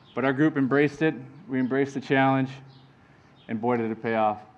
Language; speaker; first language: English; native; English